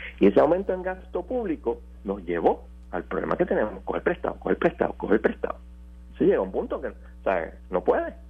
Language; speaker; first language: Spanish; native; Spanish